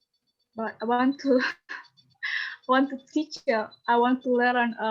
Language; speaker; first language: English; non-native, learner; Indonesian